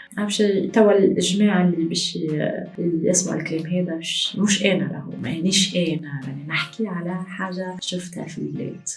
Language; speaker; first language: Arabic; native; Arabic